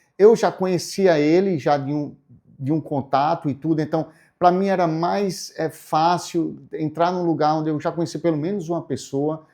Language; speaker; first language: Portuguese; native; Portuguese